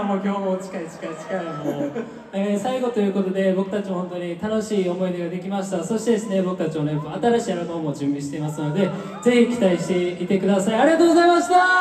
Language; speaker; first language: Japanese; non-native, fluent; Korean